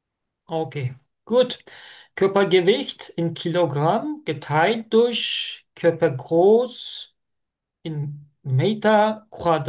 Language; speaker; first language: German; non-native, fluent; Turkish